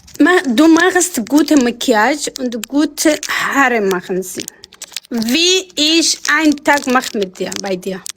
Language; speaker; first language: German; non-native, learner; Amharic